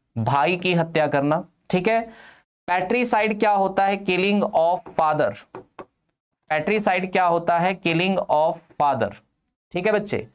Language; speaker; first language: Hindi; non-native, local second language; Punjabi